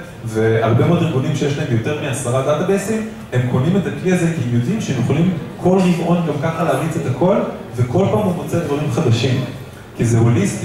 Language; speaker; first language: Hebrew; native; Hebrew